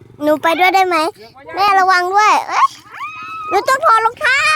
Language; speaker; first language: Thai; native; Thai